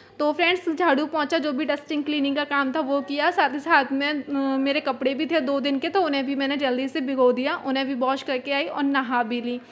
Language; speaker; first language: Hindi; native; Hindi